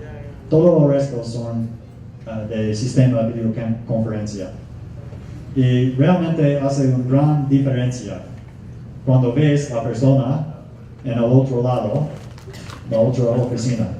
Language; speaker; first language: Spanish; non-native, fluent; English